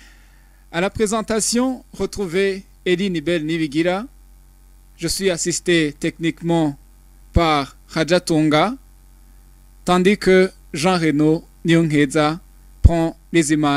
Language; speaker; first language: French; non-native, local second language; Rundi